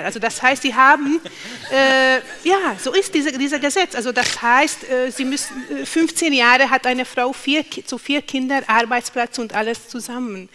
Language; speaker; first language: German; non-native, fluent; Hungarian